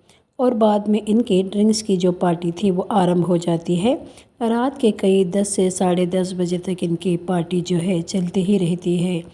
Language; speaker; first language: Hindi; non-native, local second language; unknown